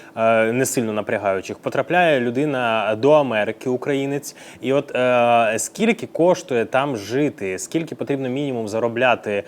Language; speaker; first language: Ukrainian; native; Ukrainian